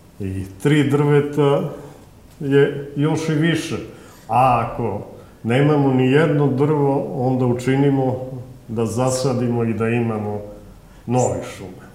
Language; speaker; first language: Serbian; native; Serbian